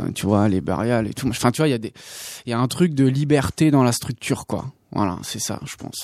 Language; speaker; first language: French; native; French